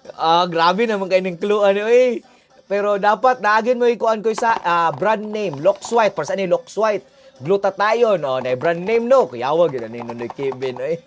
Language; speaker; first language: Cebuano; native; Cebuano